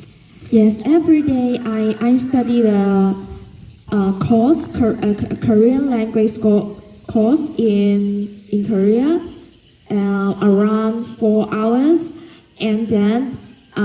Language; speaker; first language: English; non-native, fluent; Cantonese